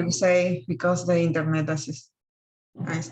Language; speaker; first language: English; non-native, learner; Spanish